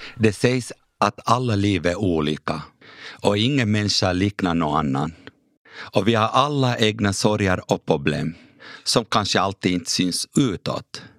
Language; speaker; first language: Swedish; early bilingual, other home language; Kurdish